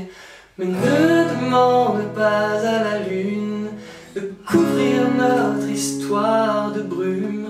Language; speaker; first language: French; native; French